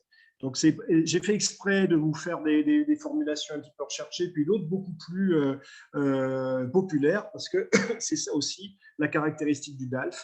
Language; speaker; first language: French; native; French